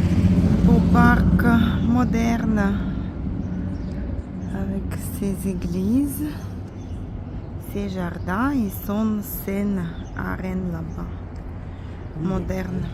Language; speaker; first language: French; non-native, fluent; Russian